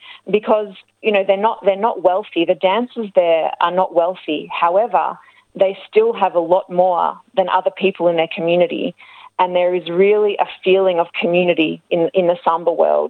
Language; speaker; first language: English; native; English